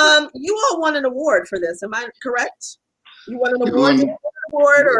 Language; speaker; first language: English; native; English